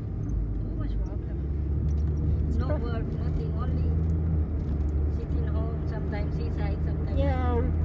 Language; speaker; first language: English; non-native, learner; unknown